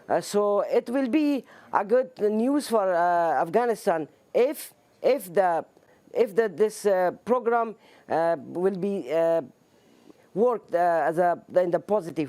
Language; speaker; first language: English; non-native, learner; Persian